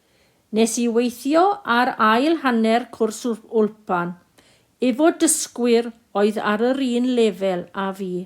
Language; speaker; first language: Welsh; non-native, local second language; English